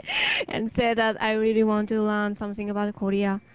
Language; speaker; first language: English; non-native, fluent; Japanese